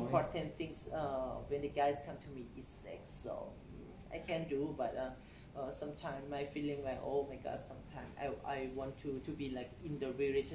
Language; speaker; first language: English; non-native, learner; Thai